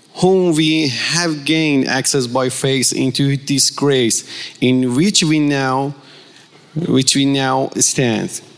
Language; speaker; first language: English; non-native, fluent; Persian